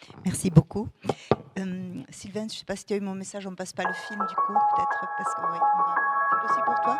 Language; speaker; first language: French; native; French